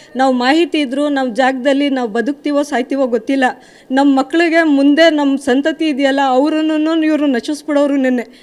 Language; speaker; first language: Kannada; non-native, local second language; Urdu